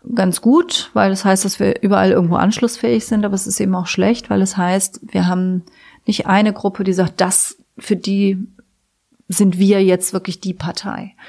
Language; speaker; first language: German; native; German